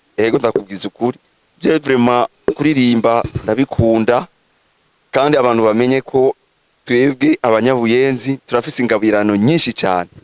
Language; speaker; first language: Rundi; non-native, local second language; Swahili